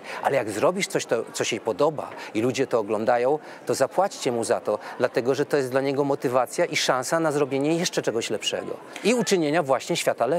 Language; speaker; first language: Polish; native; Polish